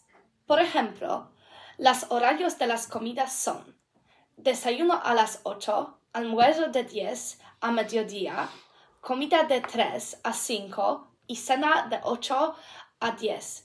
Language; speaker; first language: Spanish; non-native, learner; English